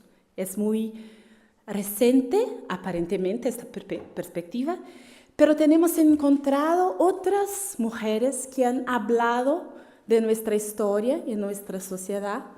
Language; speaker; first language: Spanish; non-native, fluent; Portuguese